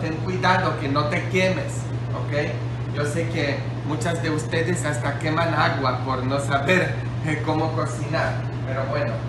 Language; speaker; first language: Spanish; non-native, fluent; English